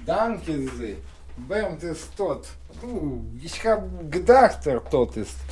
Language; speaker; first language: German; non-native, learner; Russian